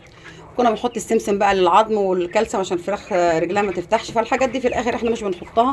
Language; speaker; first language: Arabic; native; Arabic